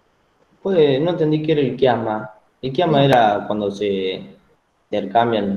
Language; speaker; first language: Spanish; native; Spanish